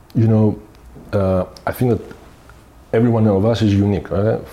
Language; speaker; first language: English; non-native, fluent; Greek